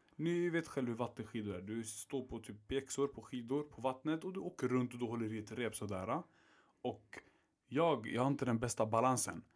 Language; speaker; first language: Swedish; early bilingual, other home language; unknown